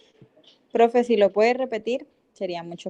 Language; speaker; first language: Spanish; native; Spanish